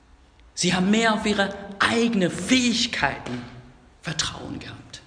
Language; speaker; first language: German; non-native, fluent; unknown